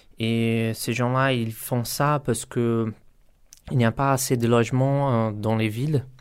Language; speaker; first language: French; non-native, learner; Portuguese